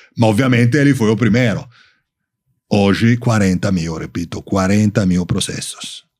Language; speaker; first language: Portuguese; non-native, fluent; Italian